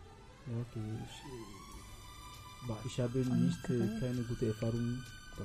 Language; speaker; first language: German; non-native, learner; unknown